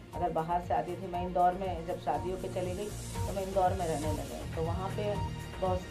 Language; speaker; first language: Hindi; native; Hindi